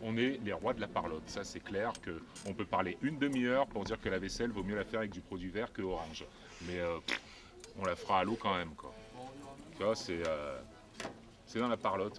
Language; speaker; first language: French; native; French